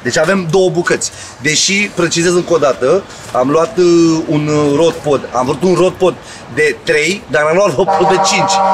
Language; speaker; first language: Romanian; native; Romanian